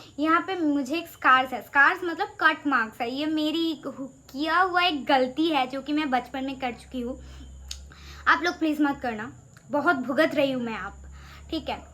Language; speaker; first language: Hindi; non-native, local second language; Bangla